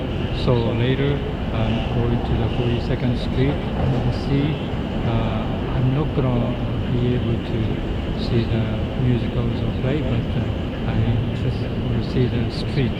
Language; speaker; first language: English; non-native, fluent; Japanese